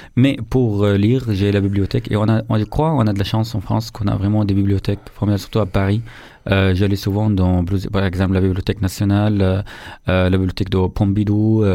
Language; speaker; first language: French; non-native, fluent; Arabic